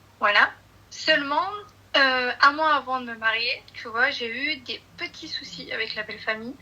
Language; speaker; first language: French; early bilingual, other home language; Portuguese